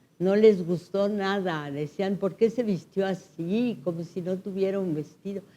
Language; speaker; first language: Spanish; early bilingual, other home language; French